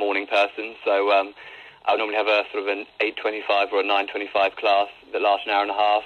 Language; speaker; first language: English; native; English